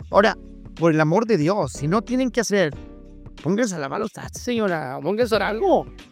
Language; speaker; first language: Spanish; native; Spanish